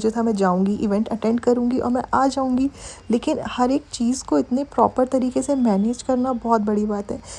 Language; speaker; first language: Hindi; native; Hindi